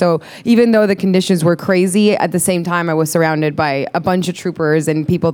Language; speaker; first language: English; non-native, fluent; Spanish